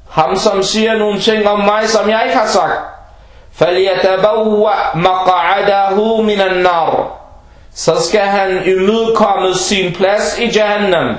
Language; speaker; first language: Danish; early bilingual, other home language; Arabic